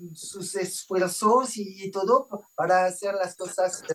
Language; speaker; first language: Spanish; non-native, fluent; French